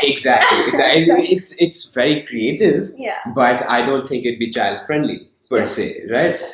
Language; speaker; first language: English; non-native, local second language; Urdu